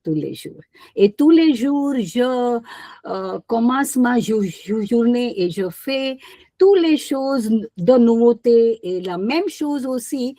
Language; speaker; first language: French; non-native, learner; Hindi